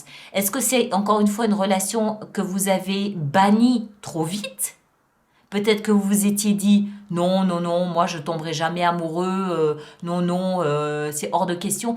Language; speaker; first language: French; native; French